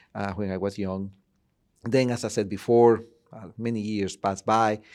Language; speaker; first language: English; non-native, fluent; Spanish